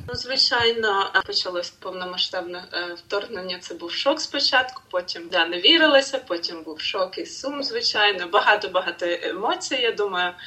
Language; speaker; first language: Ukrainian; native; Ukrainian